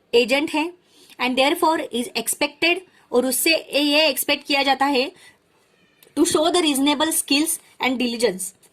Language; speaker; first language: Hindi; non-native, local second language; Marathi